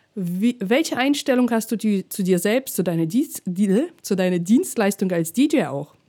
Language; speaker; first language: German; non-native, fluent; Russian